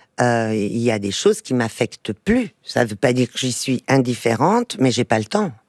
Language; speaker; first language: French; early bilingual, other home language; Portuguese